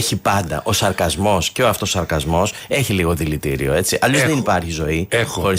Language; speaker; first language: Greek; native; Greek